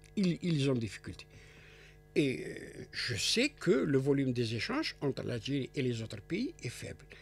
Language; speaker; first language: French; non-native, local second language; Arabic